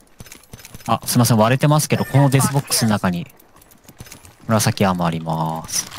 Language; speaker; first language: Japanese; native; Japanese